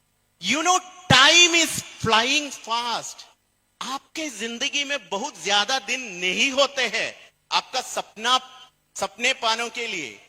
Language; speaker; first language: Hindi; non-native, fluent; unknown